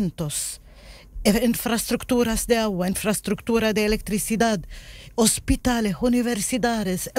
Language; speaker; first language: Spanish; non-native, learner; Arabic